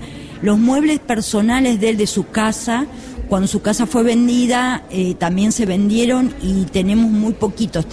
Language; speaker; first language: Spanish; native; Spanish